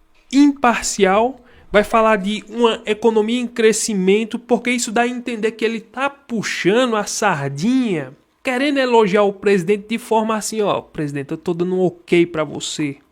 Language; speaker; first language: Portuguese; native; Portuguese